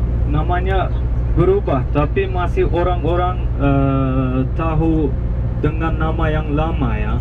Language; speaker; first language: Indonesian; non-native, fluent; Turkish